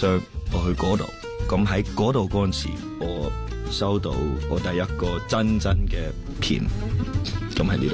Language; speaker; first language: Chinese; early bilingual, heritage; Cantonese